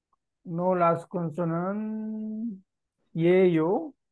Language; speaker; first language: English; non-native, learner; Korean